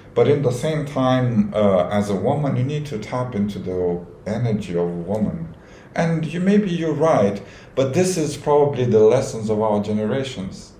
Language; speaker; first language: English; non-native, fluent; Romanian